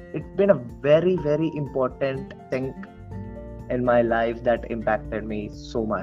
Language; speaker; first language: English; non-native, local second language; Telugu